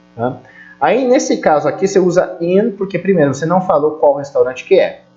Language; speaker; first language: Portuguese; native; Portuguese